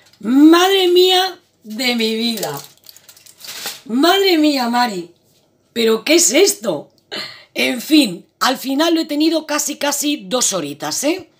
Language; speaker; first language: Spanish; native; Spanish